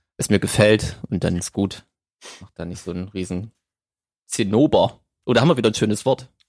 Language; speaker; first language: German; native; German